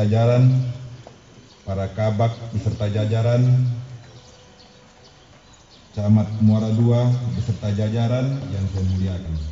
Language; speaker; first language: Indonesian; native; Indonesian